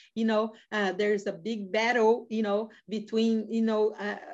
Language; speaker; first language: English; non-native, fluent; Portuguese